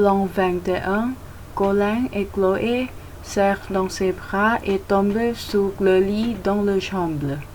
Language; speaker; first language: French; non-native, learner; Thai